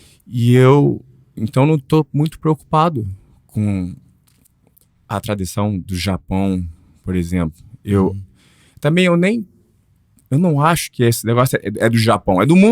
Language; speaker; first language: Portuguese; early bilingual, heritage; Portuguese